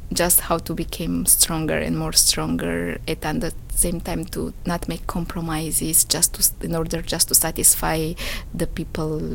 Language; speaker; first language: English; non-native, fluent; Romanian